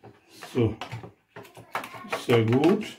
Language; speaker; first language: German; non-native, learner; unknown